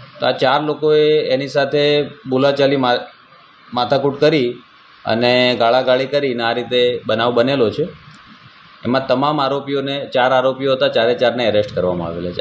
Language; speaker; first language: Gujarati; native; Gujarati